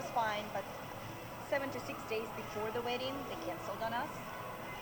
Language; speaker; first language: English; non-native, fluent; Ukrainian